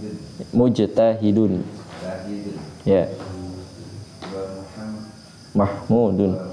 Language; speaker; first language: Arabic; non-native, learner; Indonesian